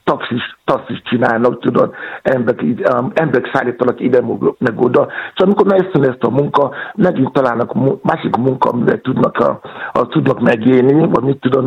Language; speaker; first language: Hungarian; non-native, fluent; Yoruba